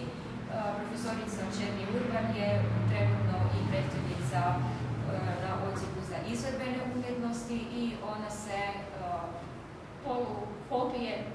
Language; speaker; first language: Croatian; native; Croatian